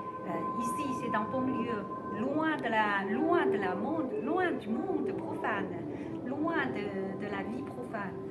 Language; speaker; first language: French; non-native, fluent; Chinese